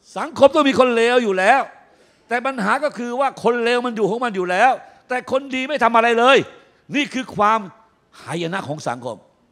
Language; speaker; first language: Thai; native; Thai